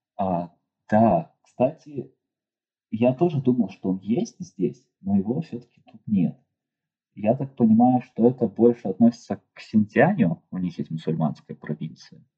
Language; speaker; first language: Russian; native; Russian